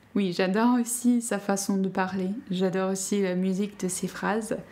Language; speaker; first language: French; non-native, fluent; English